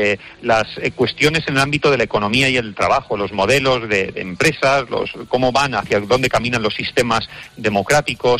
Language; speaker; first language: Spanish; native; Spanish